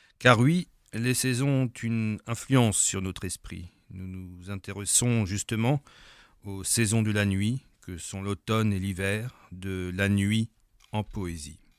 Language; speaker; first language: French; native; French